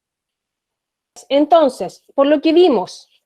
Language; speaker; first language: Spanish; native; Spanish